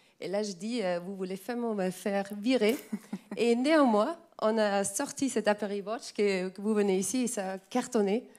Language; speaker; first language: French; non-native, fluent; German